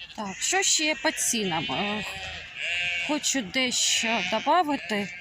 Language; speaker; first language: Ukrainian; non-native, local second language; Russian